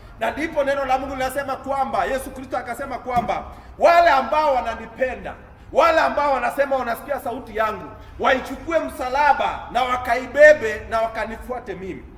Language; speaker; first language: Swahili; non-native, local second language; Kalenjin